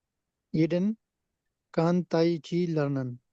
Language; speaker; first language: German; non-native, learner; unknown